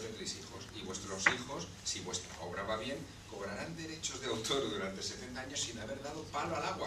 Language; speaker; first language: Spanish; native; Spanish